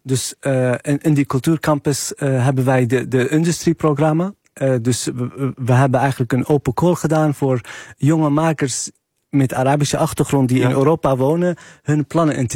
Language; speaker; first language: Dutch; non-native, fluent; Arabic